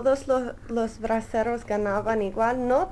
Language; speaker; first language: Spanish; early bilingual, heritage; Spanish